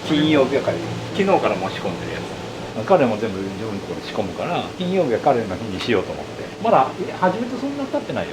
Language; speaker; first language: Japanese; native; Japanese